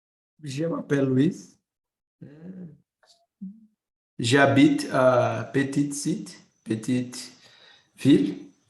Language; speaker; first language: French; non-native, learner; Portuguese